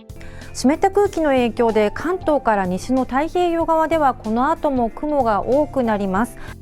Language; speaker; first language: Japanese; native; Japanese